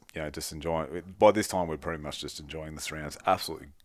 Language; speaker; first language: English; native; English